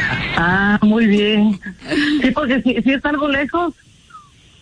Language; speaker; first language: Spanish; native; Spanish